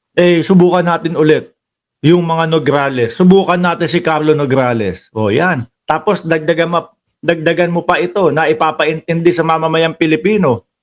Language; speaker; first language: Filipino; native; Filipino